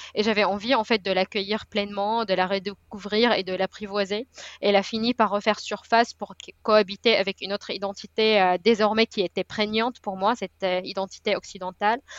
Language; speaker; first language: French; non-native, fluent; Arabic